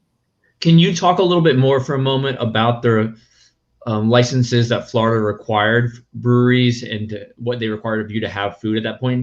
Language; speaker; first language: English; native; English